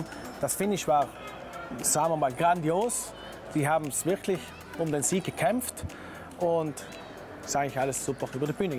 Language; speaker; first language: German; native; German